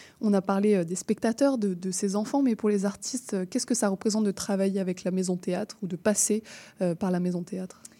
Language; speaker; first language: French; native; French